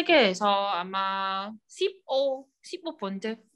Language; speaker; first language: Korean; non-native, learner; Vietnamese